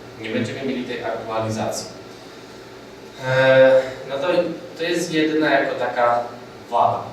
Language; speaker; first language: Polish; native; Polish